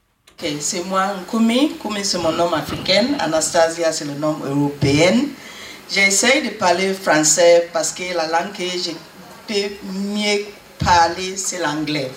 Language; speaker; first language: French; non-native, learner; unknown